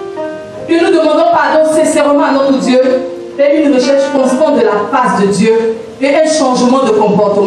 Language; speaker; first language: French; non-native, local second language; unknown